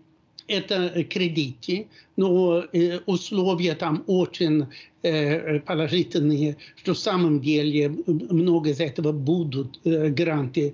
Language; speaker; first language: Russian; non-native, fluent; Swedish